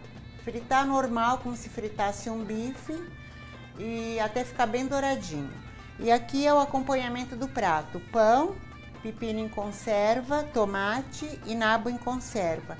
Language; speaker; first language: Portuguese; non-native, fluent; Arabic